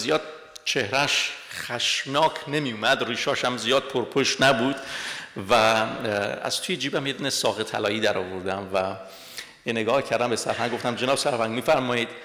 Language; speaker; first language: Persian; non-native, local second language; Armenian